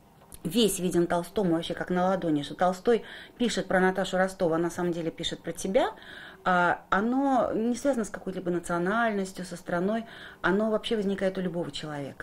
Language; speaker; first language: Russian; native; Russian